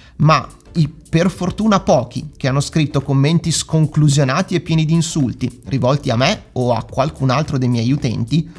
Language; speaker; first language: Italian; native; Italian